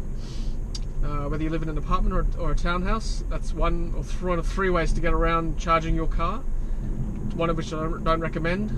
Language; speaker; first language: English; native; English